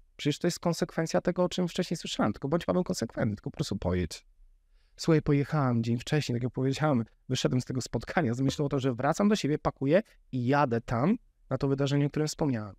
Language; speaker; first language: Polish; native; Polish